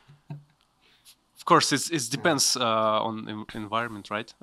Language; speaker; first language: English; non-native, learner; Russian